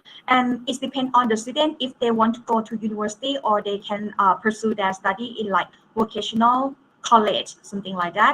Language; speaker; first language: English; non-native, fluent; Thai